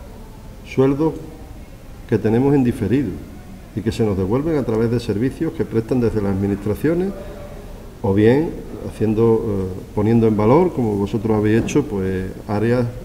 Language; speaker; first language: Spanish; native; Spanish